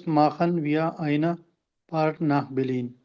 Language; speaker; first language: German; non-native, learner; Urdu